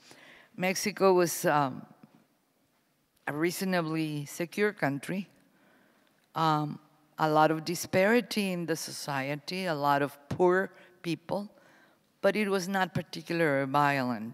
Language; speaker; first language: English; non-native, fluent; Spanish